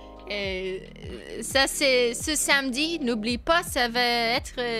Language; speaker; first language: French; non-native, learner; English